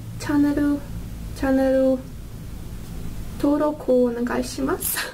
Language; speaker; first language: Japanese; non-native, learner; Russian